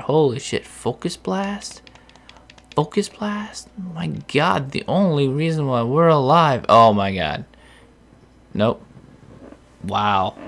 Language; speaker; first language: English; native; English